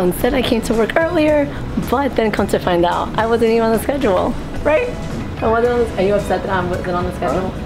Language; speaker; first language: English; early bilingual, other home language; Spanish